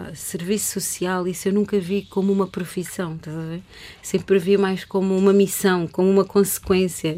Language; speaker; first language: Portuguese; native; Portuguese